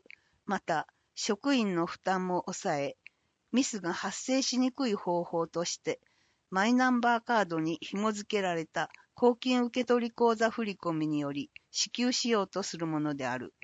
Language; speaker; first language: Japanese; native; Japanese